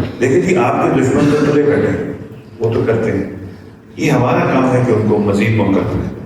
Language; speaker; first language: Urdu; non-native, local second language; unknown